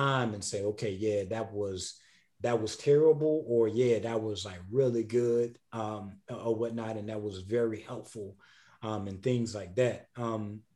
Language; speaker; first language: English; native; English